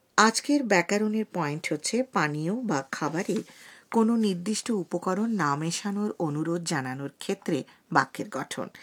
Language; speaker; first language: Bangla; native; Bangla